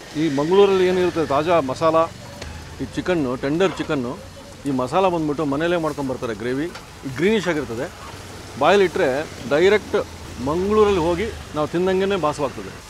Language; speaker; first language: Kannada; native; Kannada